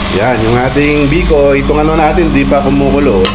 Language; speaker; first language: Filipino; native; Filipino